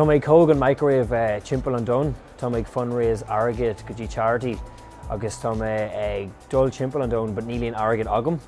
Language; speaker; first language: Irish; non-native, local second language; English